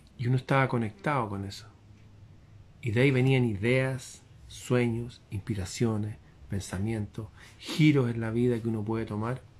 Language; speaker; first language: Spanish; native; Spanish